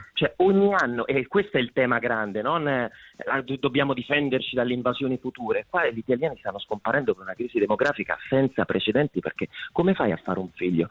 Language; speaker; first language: Italian; native; Italian